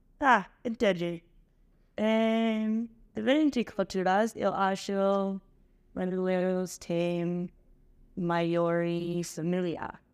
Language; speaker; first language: Portuguese; non-native, learner; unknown